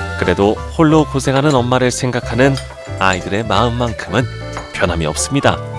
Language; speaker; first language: Korean; native; Korean